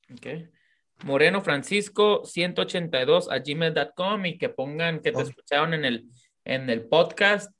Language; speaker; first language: Spanish; native; Spanish